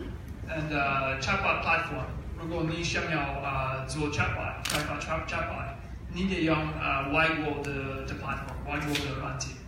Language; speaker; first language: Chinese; non-native, learner; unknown